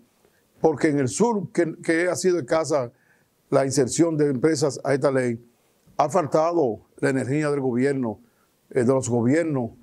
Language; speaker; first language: Spanish; native; Spanish